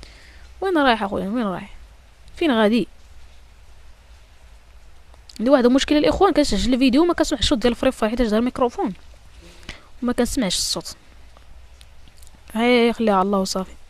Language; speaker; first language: Arabic; native; Arabic